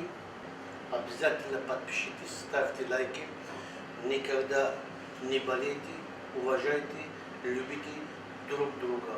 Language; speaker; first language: Russian; non-native, fluent; Tajik